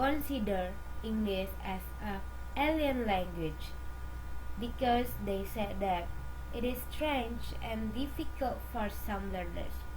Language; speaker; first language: English; non-native, learner; Indonesian